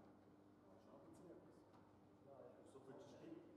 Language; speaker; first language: German; non-native, learner; Italian